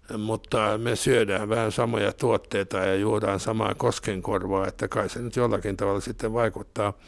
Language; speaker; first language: Finnish; non-native, local second language; Swedish